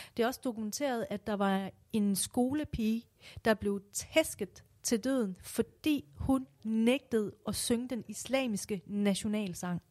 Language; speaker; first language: Danish; early bilingual, other home language; Persian